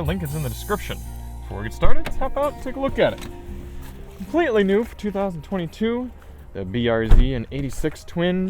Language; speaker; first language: English; native; English